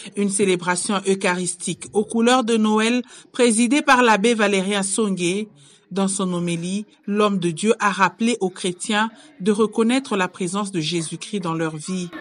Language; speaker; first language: French; non-native, local second language; Swahili